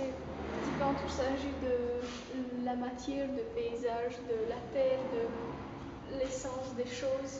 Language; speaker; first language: French; non-native, fluent; Romanian